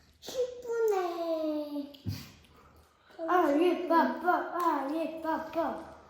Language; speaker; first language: Korean; early bilingual, heritage; French